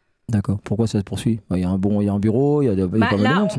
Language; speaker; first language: French; native; French